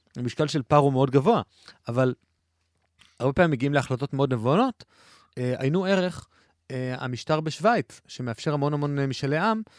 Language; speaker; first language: Hebrew; native; Hebrew